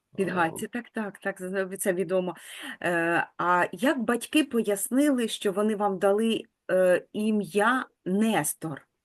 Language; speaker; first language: Ukrainian; native; Ukrainian